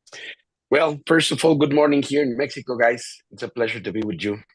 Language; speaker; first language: English; non-native, fluent; Spanish